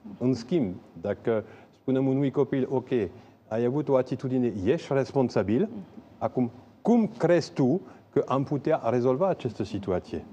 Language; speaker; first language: Romanian; non-native, fluent; French